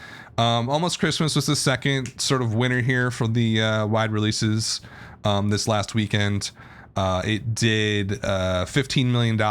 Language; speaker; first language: English; native; English